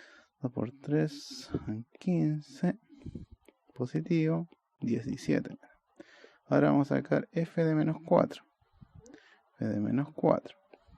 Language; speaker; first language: Spanish; native; Spanish